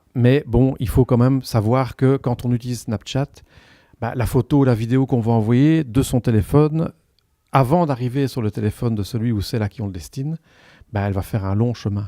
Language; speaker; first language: French; native; French